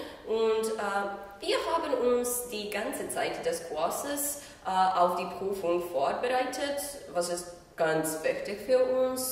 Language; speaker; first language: German; non-native, fluent; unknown